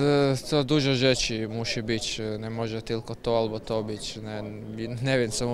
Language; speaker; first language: Polish; non-native, learner; Croatian